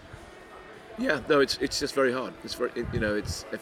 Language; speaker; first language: English; native; English